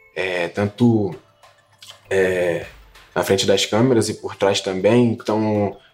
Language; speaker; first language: Portuguese; native; Portuguese